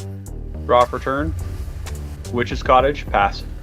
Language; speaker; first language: English; native; English